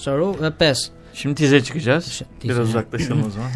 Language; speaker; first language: Turkish; non-native, learner; Albanian